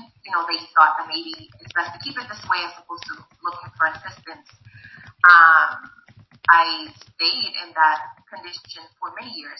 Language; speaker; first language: English; non-native, fluent; Spanish